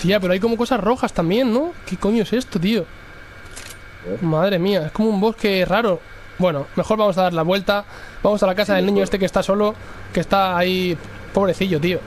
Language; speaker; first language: Spanish; native; Spanish